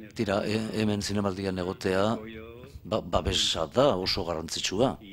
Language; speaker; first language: Basque; native; Basque